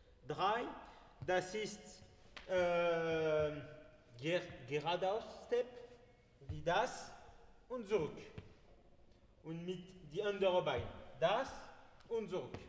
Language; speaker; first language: German; non-native, learner; French